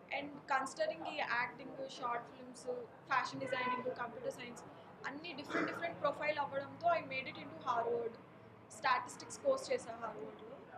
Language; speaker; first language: Telugu; non-native, local second language; Marathi